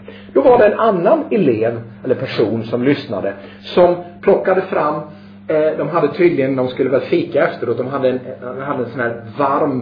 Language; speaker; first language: Swedish; native; Swedish